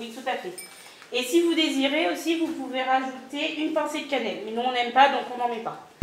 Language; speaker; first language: French; native; French